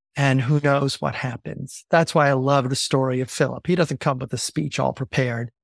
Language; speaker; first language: English; native; English